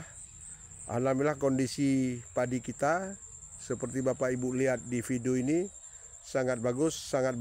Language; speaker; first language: Indonesian; non-native, local second language; Achinese